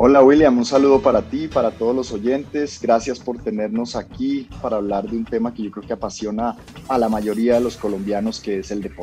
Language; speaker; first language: Spanish; native; Spanish